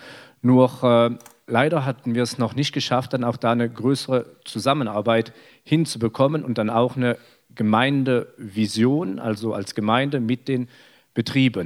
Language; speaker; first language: German; native; German